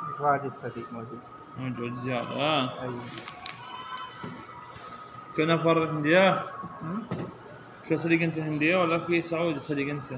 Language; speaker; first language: Arabic; non-native, learner; Hindi